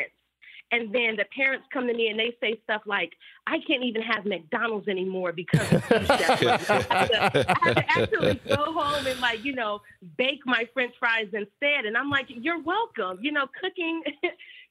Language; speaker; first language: English; native; English